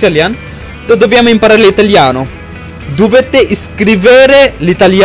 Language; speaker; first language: Italian; non-native, fluent; Bangla